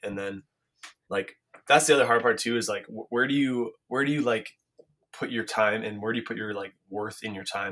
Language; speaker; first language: English; native; English